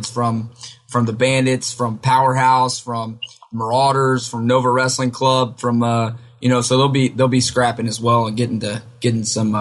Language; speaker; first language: English; native; English